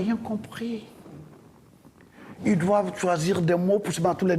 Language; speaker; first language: French; non-native, local second language; Dyula